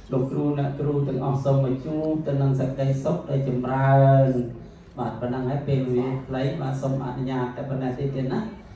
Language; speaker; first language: Khmer; non-native, local second language; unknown